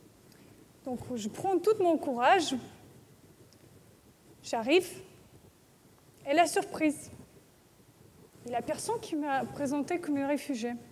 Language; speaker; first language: French; non-native, learner; Russian